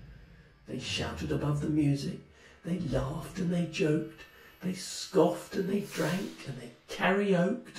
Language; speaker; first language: English; native; English